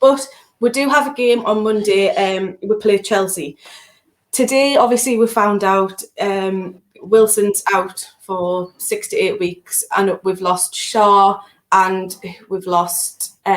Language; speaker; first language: English; native; English